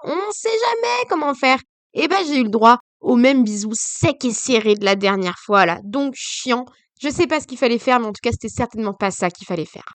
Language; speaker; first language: French; native; French